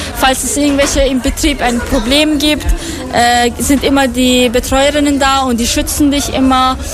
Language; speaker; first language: German; non-native, fluent; Persian